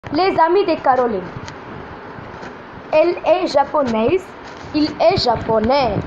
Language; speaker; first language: French; non-native, fluent; Tamil